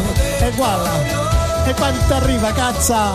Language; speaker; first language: Italian; non-native, learner; Spanish